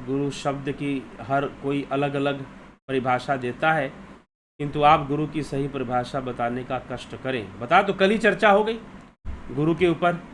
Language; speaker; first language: Hindi; native; Hindi